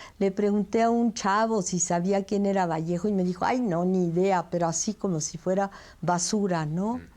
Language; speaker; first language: Spanish; early bilingual, other home language; French